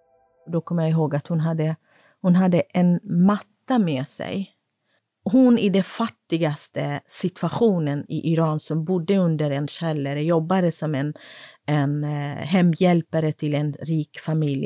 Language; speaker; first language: Swedish; non-native, fluent; Kurdish